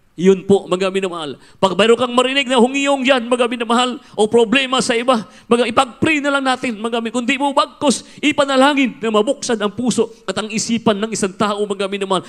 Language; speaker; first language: Filipino; non-native, local second language; Cebuano